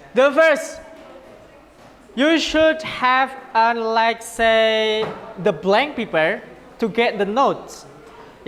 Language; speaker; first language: English; non-native, learner; Indonesian